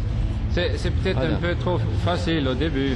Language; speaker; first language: French; non-native, fluent; Swedish